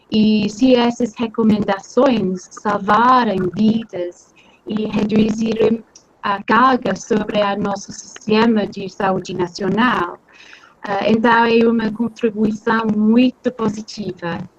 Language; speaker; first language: Portuguese; non-native, fluent; English